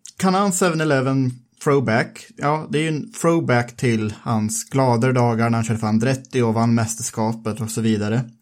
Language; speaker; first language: Swedish; native; Swedish